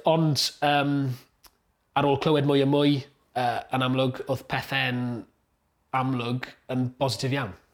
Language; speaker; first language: Welsh; native; Welsh